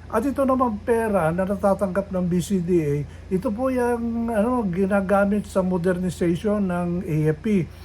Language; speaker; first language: Filipino; non-native, local second language; Iloko